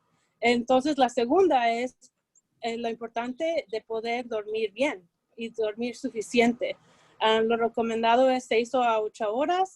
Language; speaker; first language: Spanish; early bilingual, heritage; Spanish